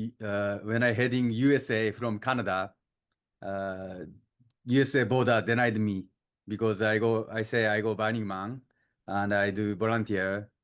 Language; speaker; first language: English; non-native, learner; Japanese